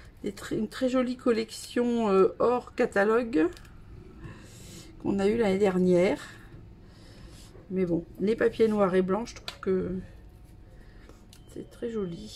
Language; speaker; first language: French; native; French